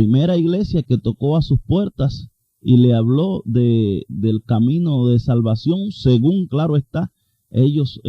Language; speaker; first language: Spanish; native; Spanish